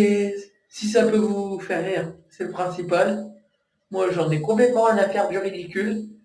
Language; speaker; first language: French; native; French